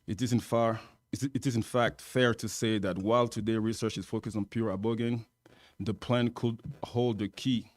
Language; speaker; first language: English; non-native, fluent; French